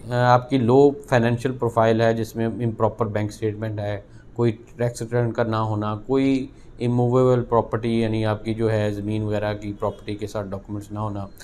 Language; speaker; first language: Urdu; non-native, local second language; Punjabi